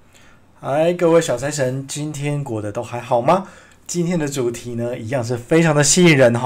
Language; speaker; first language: Chinese; native; Chinese